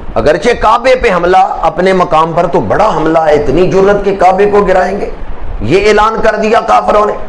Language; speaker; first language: Urdu; non-native, local second language; Punjabi